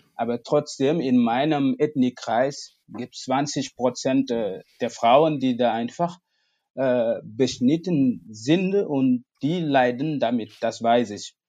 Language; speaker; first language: German; non-native, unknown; Wolof